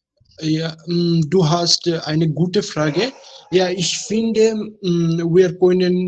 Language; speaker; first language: German; non-native, learner; Bangla